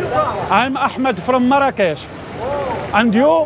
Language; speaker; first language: English; non-native, learner; Arabic